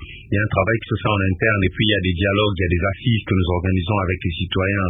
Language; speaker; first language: French; non-native, local second language; Lingala